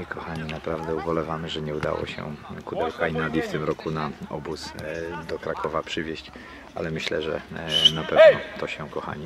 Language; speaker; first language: Polish; native; Polish